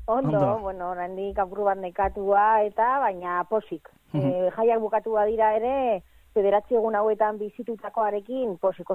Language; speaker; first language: Basque; native; Basque